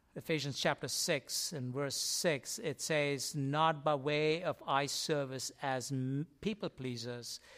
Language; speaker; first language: English; non-native, local second language; Tamil